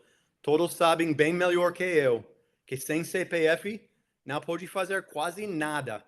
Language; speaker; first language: Portuguese; non-native, fluent; English